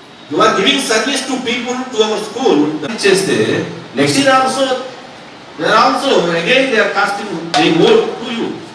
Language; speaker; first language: English; non-native, local second language; Telugu